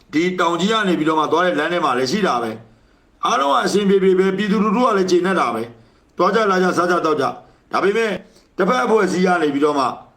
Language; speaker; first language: Burmese; native; Burmese